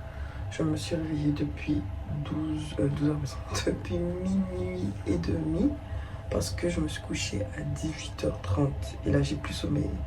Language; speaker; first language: French; native; French